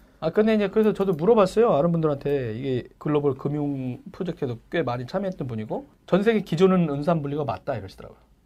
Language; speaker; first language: Korean; native; Korean